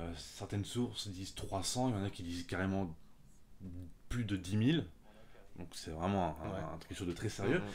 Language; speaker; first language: French; native; French